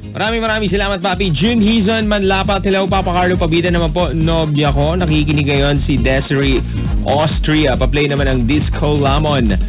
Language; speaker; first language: Filipino; native; Filipino